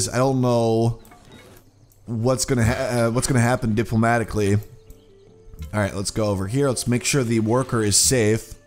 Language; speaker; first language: English; native; English